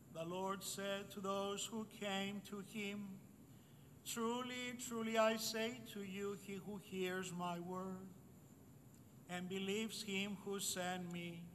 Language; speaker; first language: English; native; English